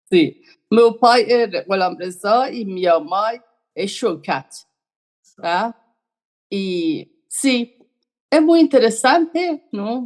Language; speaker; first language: Portuguese; non-native, learner; Persian